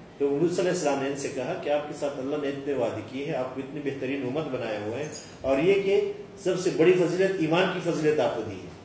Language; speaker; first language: Urdu; native; Urdu